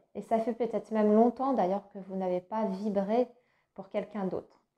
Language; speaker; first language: French; native; French